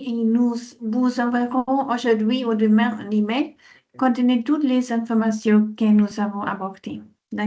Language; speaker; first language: French; non-native, fluent; Dutch